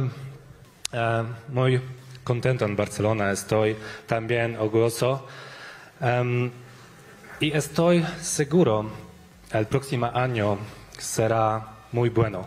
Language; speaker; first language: Spanish; non-native, learner; Polish